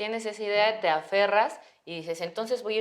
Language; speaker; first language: Spanish; native; Spanish